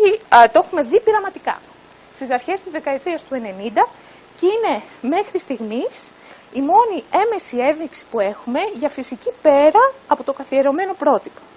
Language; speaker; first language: Greek; native; Greek